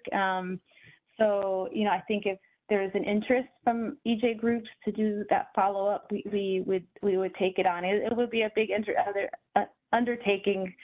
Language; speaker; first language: English; native; English